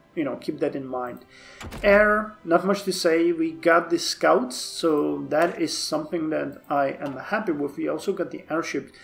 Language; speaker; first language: English; non-native, fluent; Czech